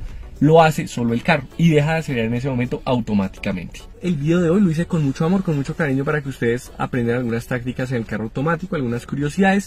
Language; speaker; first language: Spanish; native; Spanish